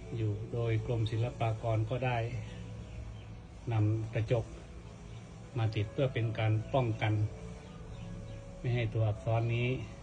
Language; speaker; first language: Thai; native; Thai